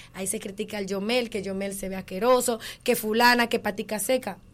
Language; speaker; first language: Spanish; native; Spanish